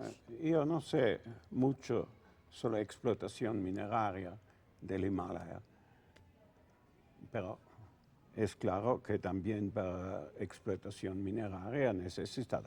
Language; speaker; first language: Spanish; non-native, learner; Italian